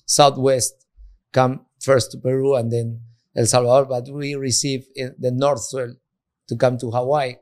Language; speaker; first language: English; non-native, learner; Spanish